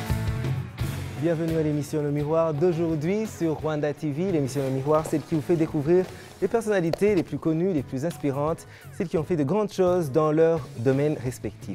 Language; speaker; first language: French; non-native, local second language; Kinyarwanda